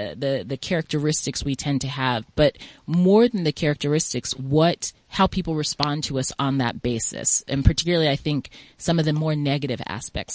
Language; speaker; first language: English; native; English